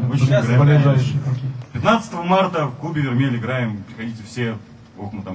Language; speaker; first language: Russian; native; Russian